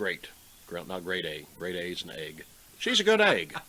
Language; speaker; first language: English; native; English